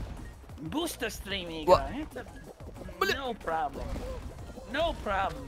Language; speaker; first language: Russian; non-native, learner; English